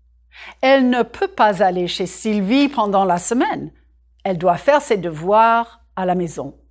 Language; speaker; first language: French; non-native, fluent; English